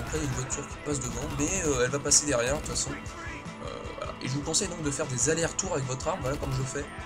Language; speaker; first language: French; native; French